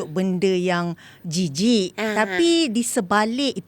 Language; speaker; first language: Malay; native; Malay